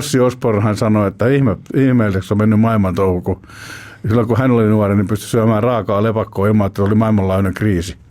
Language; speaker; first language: Finnish; native; Finnish